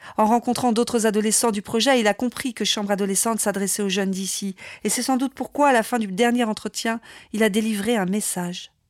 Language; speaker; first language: French; native; French